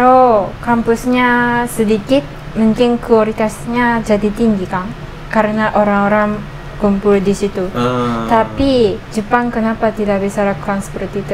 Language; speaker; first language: Indonesian; non-native, learner; Japanese